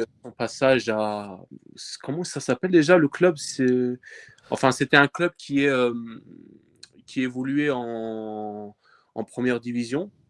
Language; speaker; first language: French; early bilingual, other home language; Persian